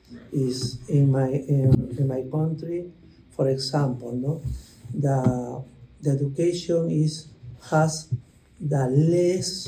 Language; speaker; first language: English; non-native, learner; Spanish